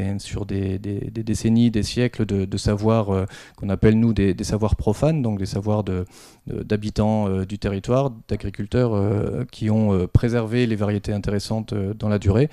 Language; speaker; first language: French; native; French